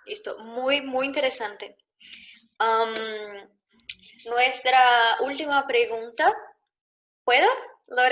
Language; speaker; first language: Spanish; non-native, learner; Portuguese